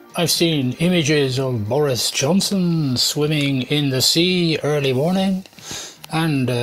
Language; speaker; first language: English; native; English